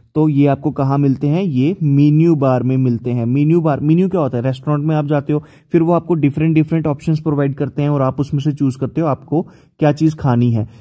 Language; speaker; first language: Hindi; native; Hindi